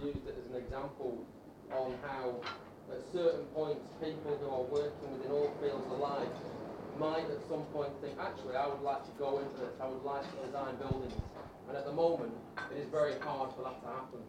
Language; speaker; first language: English; native; English